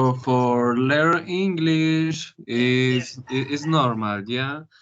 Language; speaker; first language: English; non-native, learner; Spanish